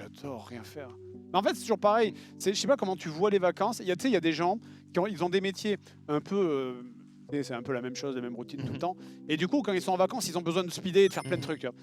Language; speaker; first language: French; native; French